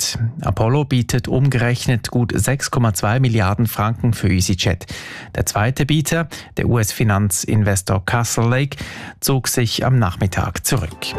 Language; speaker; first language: German; native; German